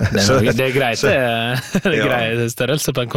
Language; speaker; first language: Swedish; non-native, learner; Norwegian